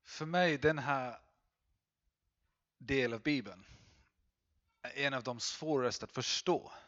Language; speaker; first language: Swedish; non-native, fluent; English